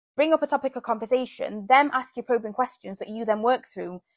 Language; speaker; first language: English; early bilingual, other home language; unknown